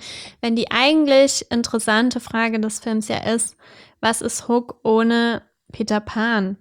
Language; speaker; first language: German; native; German